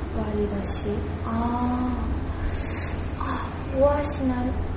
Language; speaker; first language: Japanese; non-native, learner; Korean